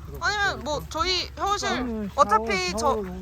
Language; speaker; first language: Korean; native; Korean